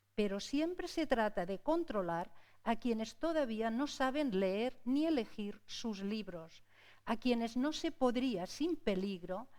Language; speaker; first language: Spanish; non-native, local second language; Catalan